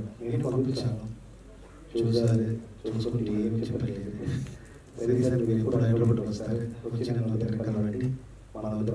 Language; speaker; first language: Telugu; non-native, learner; Tamil